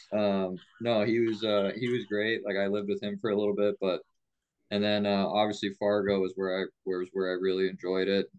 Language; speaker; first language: English; native; English